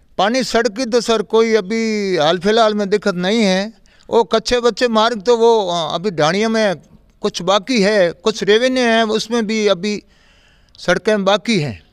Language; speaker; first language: Hindi; native; Hindi